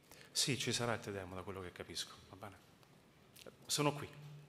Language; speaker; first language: Italian; native; Italian